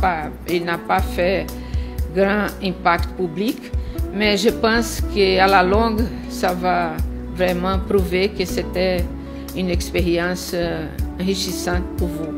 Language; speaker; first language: French; non-native, fluent; Portuguese